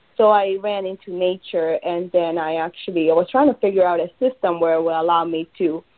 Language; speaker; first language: English; early bilingual, other home language; Spanish